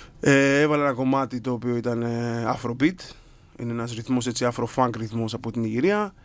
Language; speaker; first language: Greek; early bilingual, other home language; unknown